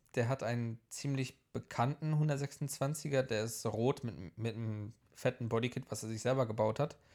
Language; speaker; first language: German; early bilingual, heritage; Polish